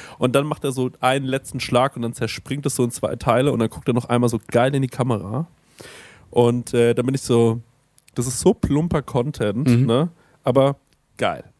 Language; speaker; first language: German; native; German